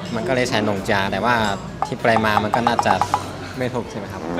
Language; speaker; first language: Thai; non-native, fluent; Chinese